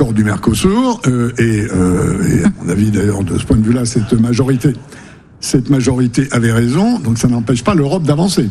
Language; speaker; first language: French; native; French